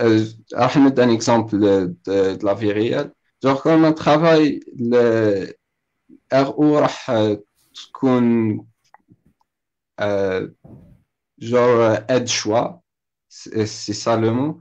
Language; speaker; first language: French; non-native, local second language; Arabic